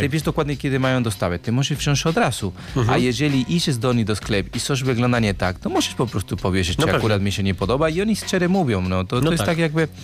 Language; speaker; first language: Polish; non-native, learner; Spanish